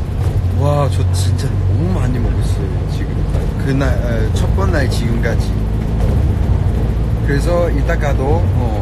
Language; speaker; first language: Korean; non-native, learner; Cantonese